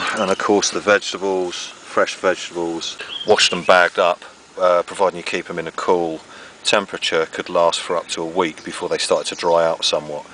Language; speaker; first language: English; native; English